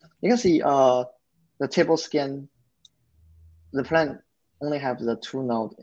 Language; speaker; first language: English; non-native, learner; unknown